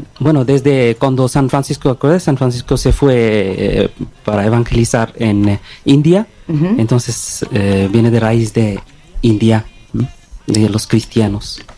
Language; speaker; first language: Spanish; non-native, learner; Bangla